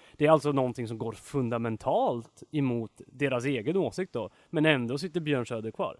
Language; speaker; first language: Swedish; native; Swedish